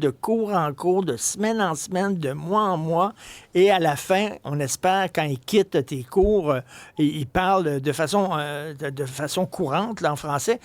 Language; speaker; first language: French; native; French